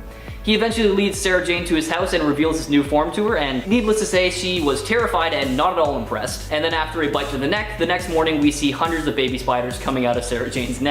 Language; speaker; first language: English; native; English